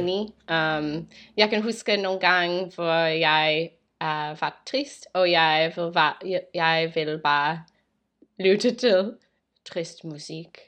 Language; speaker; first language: Danish; non-native, learner; English